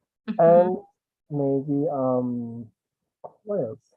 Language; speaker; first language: English; non-native, learner; Spanish